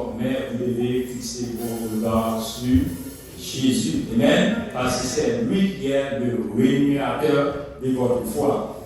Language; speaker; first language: French; non-native, local second language; Haitian Creole